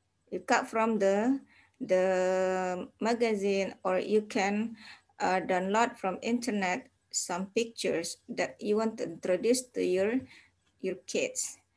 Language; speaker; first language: English; non-native, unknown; Indonesian